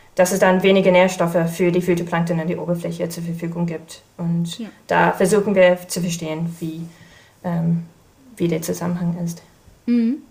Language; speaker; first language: German; non-native, fluent; English